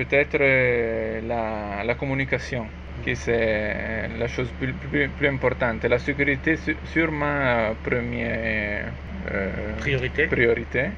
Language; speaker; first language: French; non-native, learner; Italian